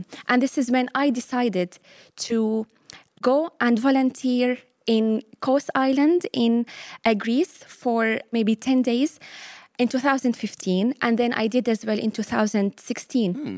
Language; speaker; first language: English; non-native, fluent; Arabic